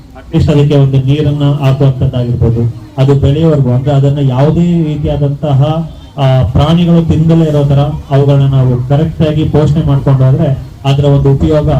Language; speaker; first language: Kannada; native; Kannada